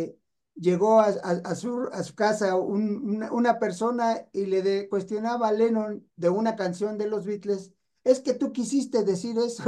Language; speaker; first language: Spanish; native; Spanish